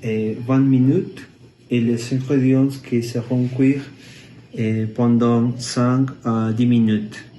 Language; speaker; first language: French; non-native, learner; Spanish